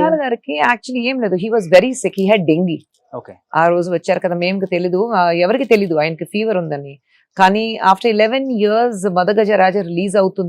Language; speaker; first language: Telugu; non-native, fluent; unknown